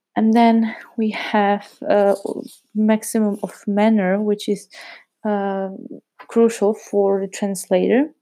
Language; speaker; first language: English; non-native, fluent; Czech